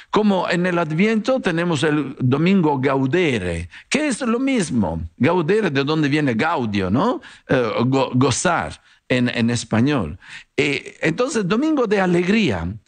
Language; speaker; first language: Spanish; non-native, fluent; Italian